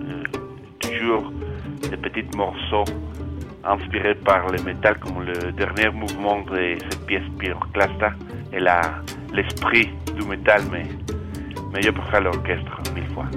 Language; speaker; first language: French; non-native, fluent; Spanish